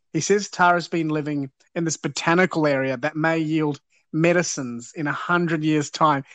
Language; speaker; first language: English; native; English